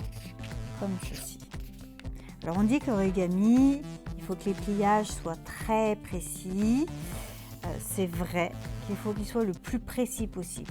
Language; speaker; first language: French; native; French